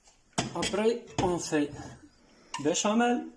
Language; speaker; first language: French; non-native, learner; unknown